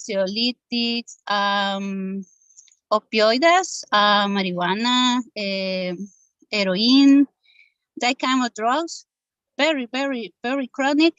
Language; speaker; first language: English; non-native, learner; Spanish